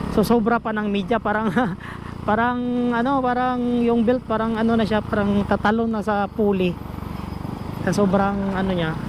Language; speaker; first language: Filipino; non-native, local second language; Cebuano